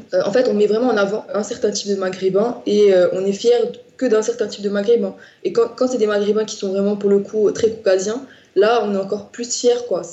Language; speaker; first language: French; non-native, local second language; Arabic